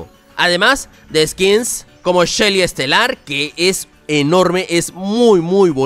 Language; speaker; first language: Spanish; native; Spanish